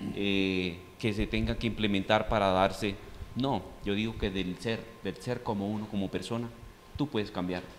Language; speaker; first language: Spanish; native; Spanish